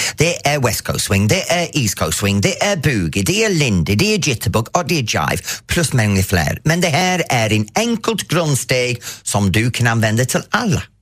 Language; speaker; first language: Swedish; non-native, fluent; English